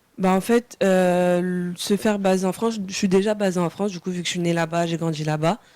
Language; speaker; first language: French; early bilingual, other home language; Wolof